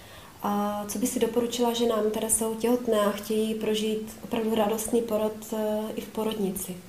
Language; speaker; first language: Czech; native; Czech